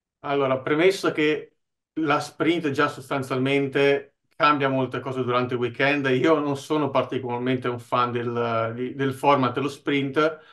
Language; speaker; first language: Italian; native; Italian